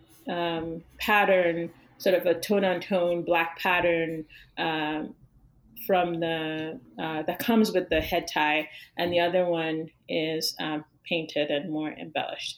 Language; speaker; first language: English; non-native, local second language; Yoruba